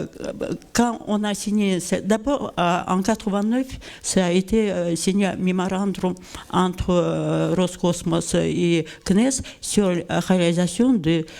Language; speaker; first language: French; non-native, learner; Russian